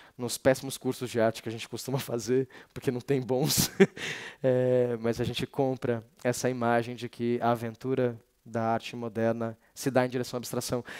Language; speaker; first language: Portuguese; native; Portuguese